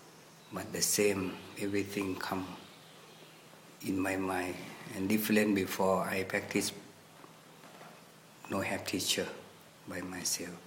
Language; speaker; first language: English; non-native, learner; Thai